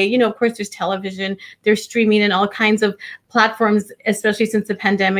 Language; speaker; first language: English; native; English